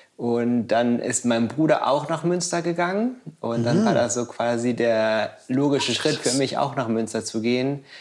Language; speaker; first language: German; non-native, fluent; Spanish